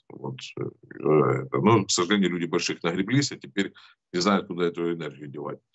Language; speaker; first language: Russian; native; Russian